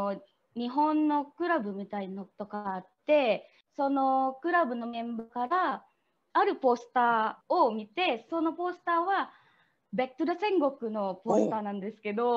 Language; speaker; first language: Japanese; non-native, learner; Indonesian